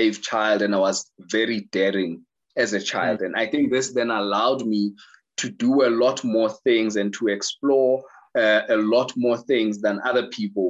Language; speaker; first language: English; non-native, local second language; Zulu